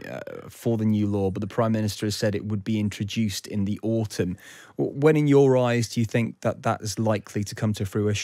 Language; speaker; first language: English; native; English